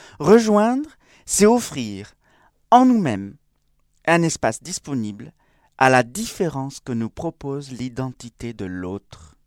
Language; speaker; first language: French; non-native, fluent; Spanish